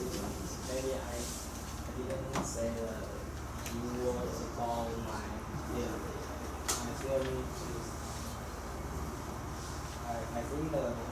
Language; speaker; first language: English; non-native, learner; Chinese